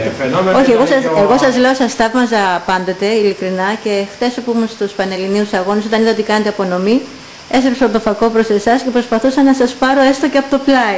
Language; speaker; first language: Greek; native; Greek